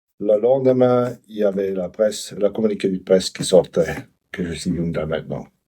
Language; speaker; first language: French; non-native, local second language; Swiss German